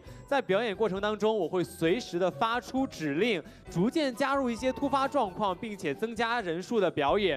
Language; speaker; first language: Chinese; native; Chinese